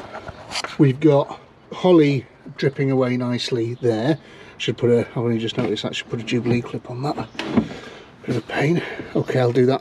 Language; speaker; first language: English; native; English